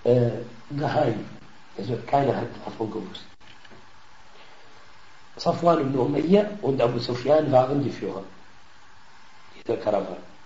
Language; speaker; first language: German; non-native, fluent; Arabic